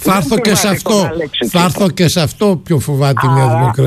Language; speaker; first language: Greek; native; Greek